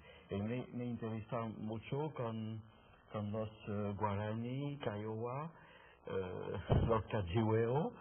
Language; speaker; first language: Spanish; non-native, fluent; French